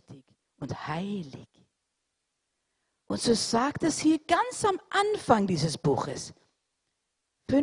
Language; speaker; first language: German; non-native, fluent; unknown